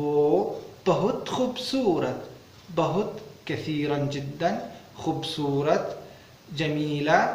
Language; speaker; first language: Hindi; non-native, learner; Arabic